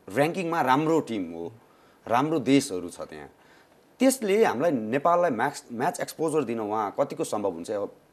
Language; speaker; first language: Nepali; native; Nepali